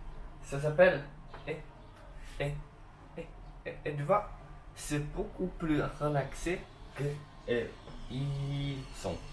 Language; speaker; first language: French; non-native, learner; Chinese